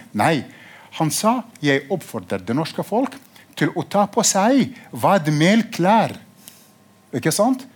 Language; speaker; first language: Norwegian; non-native, fluent; Arabic